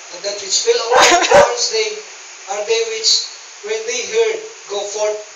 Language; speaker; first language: English; non-native, local second language; Filipino